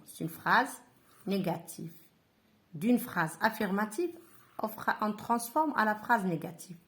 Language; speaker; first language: French; non-native, local second language; Arabic